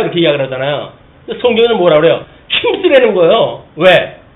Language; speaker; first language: Korean; native; Korean